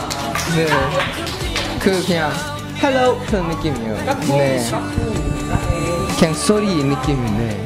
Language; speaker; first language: Korean; non-native, learner; Thai